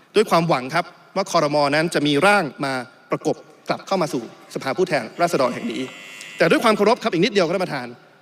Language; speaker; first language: Thai; native; Thai